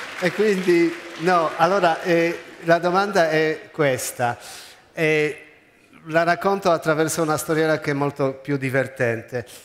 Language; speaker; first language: Italian; non-native, fluent; Polish